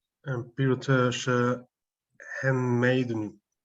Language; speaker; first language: Chinese; non-native, learner; German